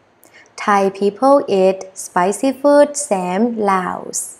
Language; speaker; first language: English; non-native, learner; Thai